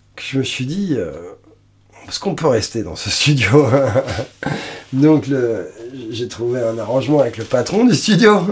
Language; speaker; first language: French; native; French